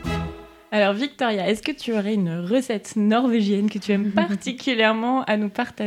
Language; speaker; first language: French; native; French